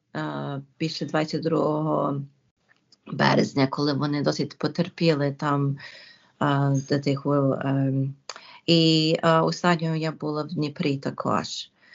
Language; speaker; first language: Ukrainian; early bilingual, heritage; Ukrainian